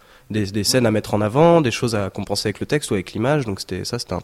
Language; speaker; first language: French; native; French